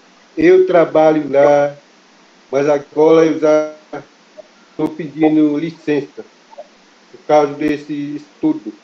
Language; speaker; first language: Portuguese; non-native, local second language; Kayapó